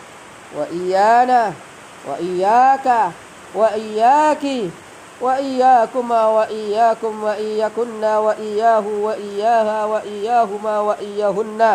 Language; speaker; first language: Arabic; non-native, fluent; Indonesian